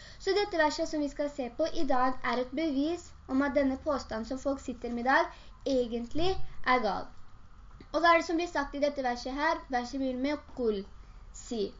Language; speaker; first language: Norwegian; early bilingual, other home language; Urdu